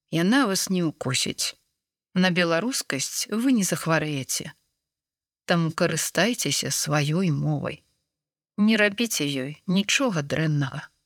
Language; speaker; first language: Belarusian; non-native, local second language; Russian